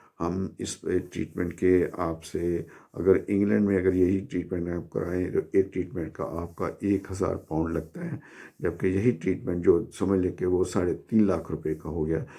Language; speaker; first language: Urdu; non-native, local second language; Punjabi